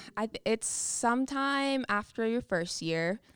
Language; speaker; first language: English; non-native, fluent; Spanish